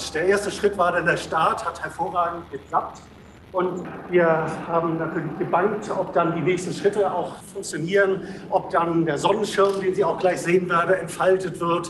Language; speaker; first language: German; native; German